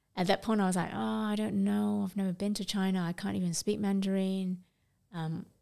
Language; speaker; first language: English; non-native, local second language; Cantonese